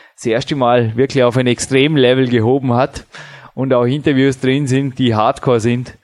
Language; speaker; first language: German; native; German